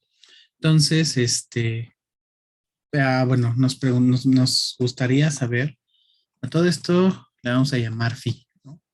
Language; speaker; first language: Spanish; native; Spanish